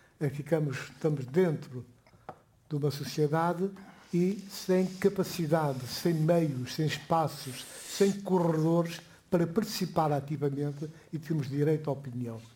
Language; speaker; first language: Portuguese; non-native, local second language; Upper Guinea Crioulo